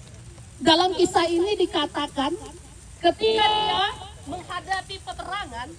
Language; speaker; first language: Indonesian; native; Indonesian